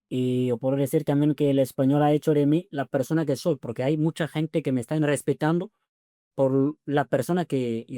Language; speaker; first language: Spanish; non-native, fluent; French